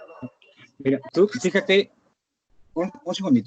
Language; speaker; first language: Spanish; native; Spanish